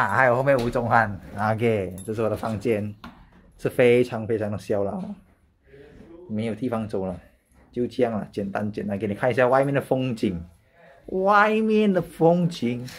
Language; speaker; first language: Chinese; native; Chinese